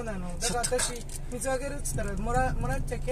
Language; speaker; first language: Japanese; native; Japanese